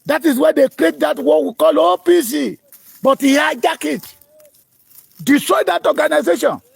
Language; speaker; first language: English; non-native, local second language; Yoruba